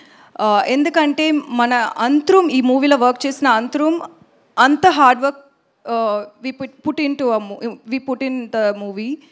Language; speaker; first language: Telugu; non-native, learner; Tamil